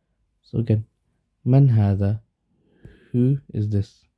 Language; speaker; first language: English; native; English